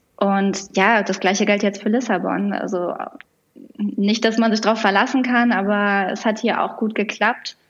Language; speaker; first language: German; native; German